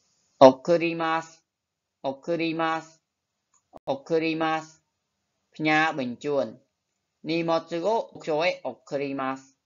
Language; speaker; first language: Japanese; non-native, fluent; Khmer